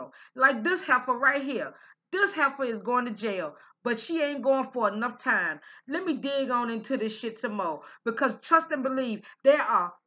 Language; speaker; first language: English; native; English